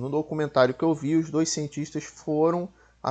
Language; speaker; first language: Portuguese; native; Portuguese